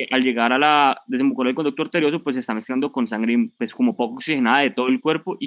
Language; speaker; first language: Spanish; native; Spanish